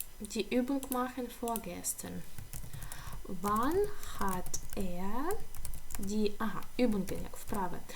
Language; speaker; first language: German; non-native, fluent; Ukrainian